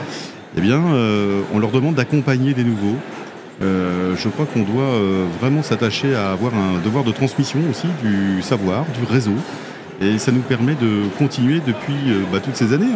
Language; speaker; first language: French; native; French